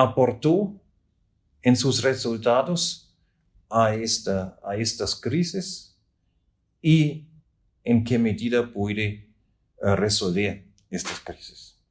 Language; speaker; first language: Spanish; non-native, fluent; German